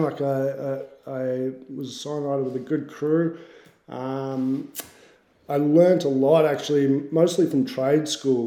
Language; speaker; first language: English; native; English